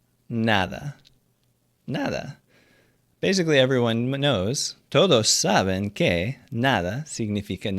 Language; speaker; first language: Spanish; non-native, fluent; English